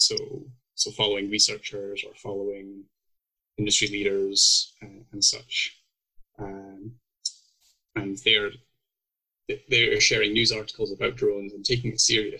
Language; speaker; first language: English; native; English